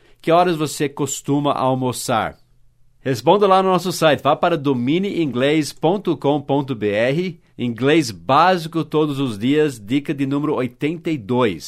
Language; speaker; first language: Portuguese; non-native, fluent; English